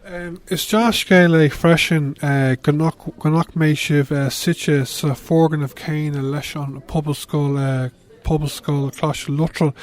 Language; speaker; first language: Irish; non-native, local second language; English